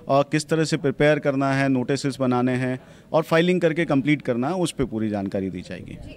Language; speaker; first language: Hindi; non-native, local second language; Gujarati